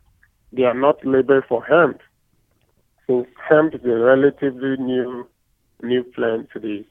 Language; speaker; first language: English; non-native, local second language; Yoruba